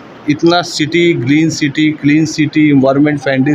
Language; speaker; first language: Hindi; native; Hindi